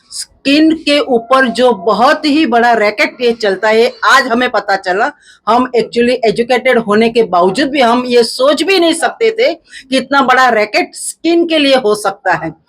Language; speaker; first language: Hindi; non-native, local second language; Marathi